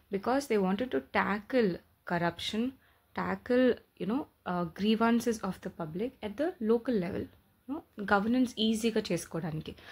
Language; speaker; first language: English; non-native, local second language; Telugu